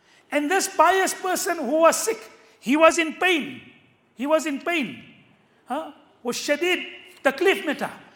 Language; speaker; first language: English; native; English